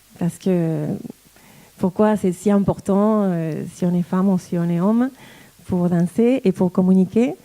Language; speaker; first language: French; non-native, fluent; Spanish